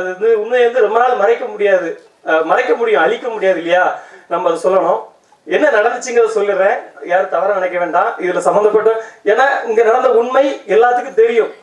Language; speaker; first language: Tamil; native; Tamil